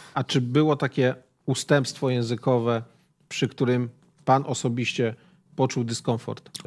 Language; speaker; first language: Polish; native; Polish